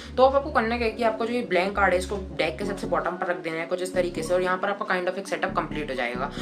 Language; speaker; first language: Hindi; native; Hindi